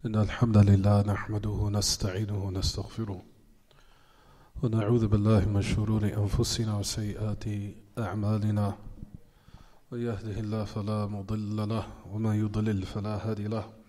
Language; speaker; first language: Arabic; non-native, fluent; English